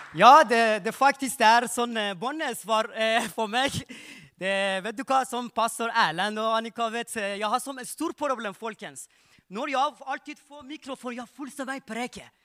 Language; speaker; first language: Norwegian; non-native, learner; Persian